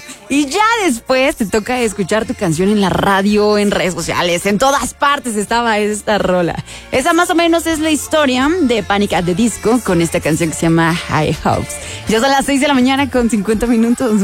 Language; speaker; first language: Spanish; native; Spanish